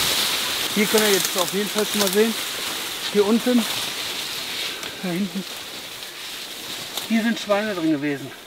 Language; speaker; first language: German; native; German